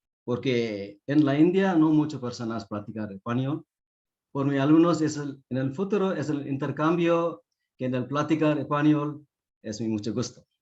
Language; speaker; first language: Spanish; non-native, learner; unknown